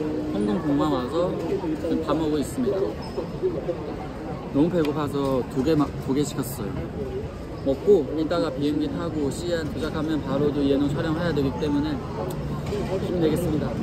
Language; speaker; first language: Korean; non-native, fluent; Chinese